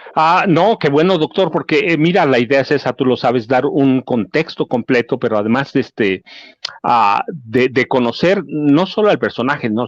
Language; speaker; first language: Spanish; native; Spanish